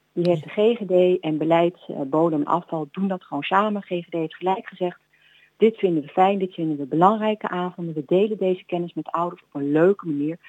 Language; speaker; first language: Dutch; native; Dutch